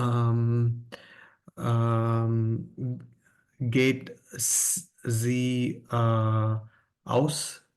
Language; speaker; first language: German; non-native, learner; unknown